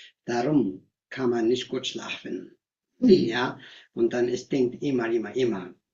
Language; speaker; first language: German; non-native, learner; Tibetan